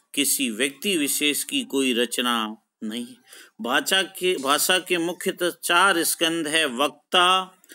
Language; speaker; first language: Hindi; native; Hindi